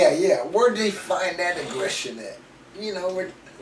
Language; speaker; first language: English; native; English